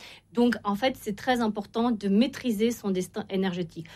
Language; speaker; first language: French; non-native, fluent; Romanian